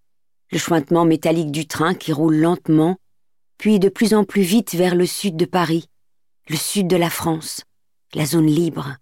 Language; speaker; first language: French; native; French